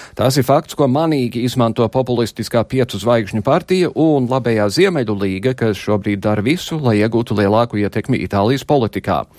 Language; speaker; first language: Latvian; early bilingual, heritage; Latvian